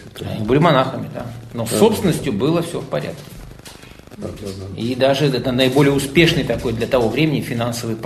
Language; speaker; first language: Russian; native; Russian